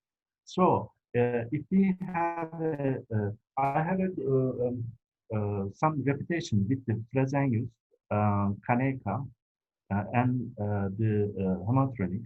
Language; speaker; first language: English; non-native, fluent; Turkish